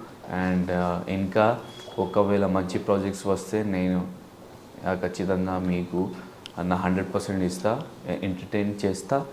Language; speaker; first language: Telugu; non-native, local second language; Urdu